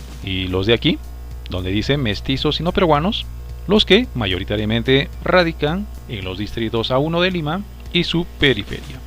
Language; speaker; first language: Spanish; native; Spanish